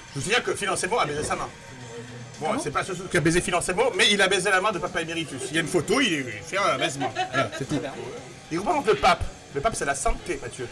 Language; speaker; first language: French; native; French